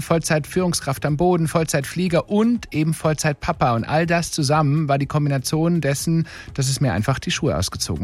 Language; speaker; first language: German; native; German